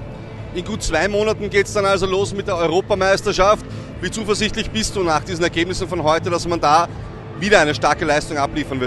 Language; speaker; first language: German; native; German